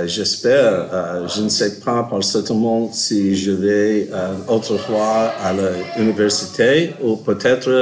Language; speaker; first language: French; non-native, learner; English